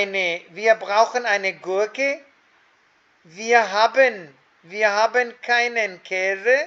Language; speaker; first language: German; non-native, fluent; Hindi